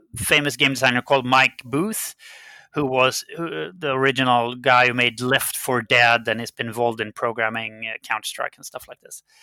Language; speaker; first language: English; non-native, fluent; Swedish